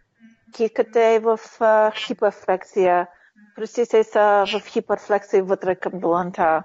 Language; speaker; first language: Bulgarian; early bilingual, heritage; Bulgarian